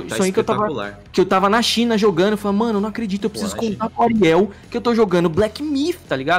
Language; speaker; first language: Portuguese; native; Portuguese